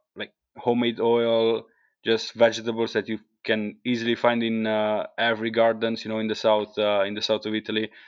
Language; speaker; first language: English; non-native, fluent; Italian